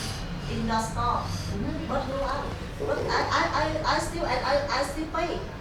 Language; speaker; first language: English; non-native, learner; Vietnamese